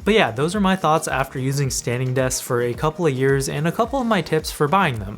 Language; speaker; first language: English; native; English